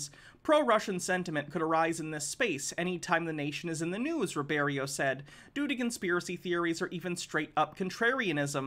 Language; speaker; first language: English; native; English